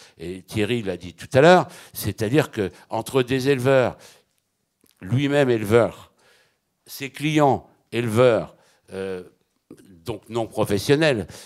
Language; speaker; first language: French; native; French